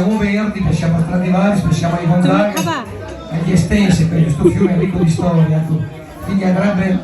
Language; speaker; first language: Italian; native; Italian